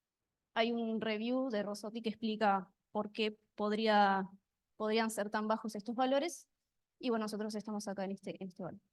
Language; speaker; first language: Spanish; native; Spanish